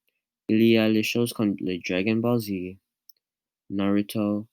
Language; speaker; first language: French; non-native, learner; English